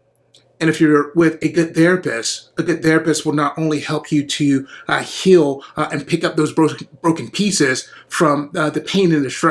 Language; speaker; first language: English; native; English